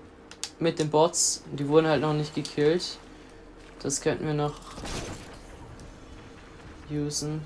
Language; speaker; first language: German; native; German